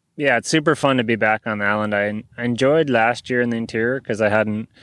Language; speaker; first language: English; native; English